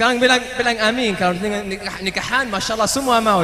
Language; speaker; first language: Indonesian; non-native, fluent; Arabic